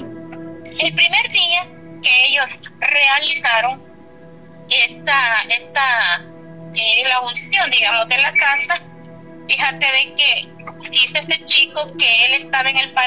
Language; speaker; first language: Spanish; native; Spanish